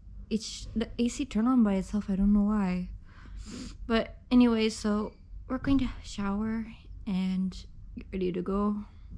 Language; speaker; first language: English; native; English